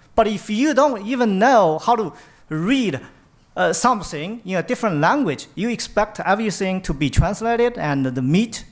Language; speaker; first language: English; non-native, fluent; Chinese